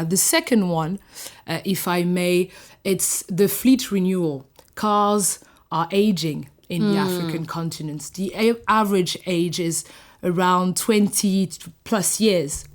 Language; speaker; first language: English; non-native, fluent; French